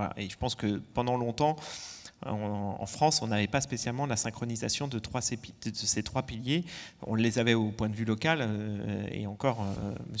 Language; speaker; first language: French; native; French